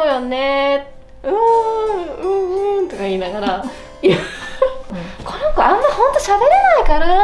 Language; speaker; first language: Japanese; native; Japanese